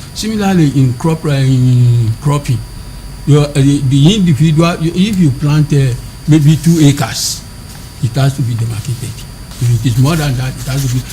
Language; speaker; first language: English; non-native, local second language; Yoruba